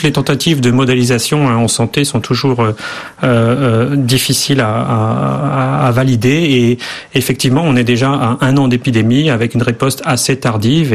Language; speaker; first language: French; native; French